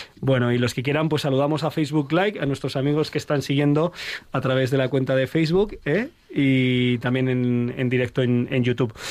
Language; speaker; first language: Spanish; native; Spanish